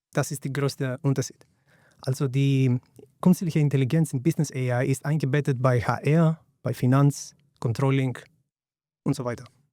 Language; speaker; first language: German; non-native, fluent; Greek